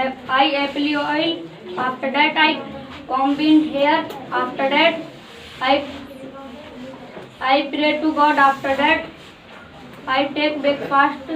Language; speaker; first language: English; non-native, learner; Hindi